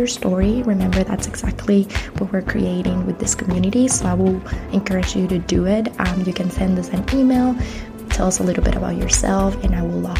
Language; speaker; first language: English; non-native, fluent; Spanish